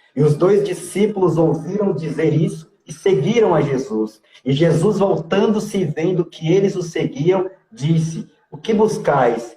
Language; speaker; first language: Portuguese; native; Portuguese